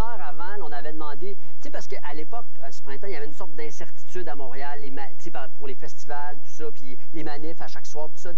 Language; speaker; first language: French; native; French